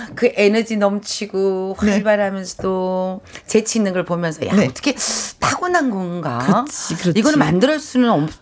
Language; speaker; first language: Korean; native; Korean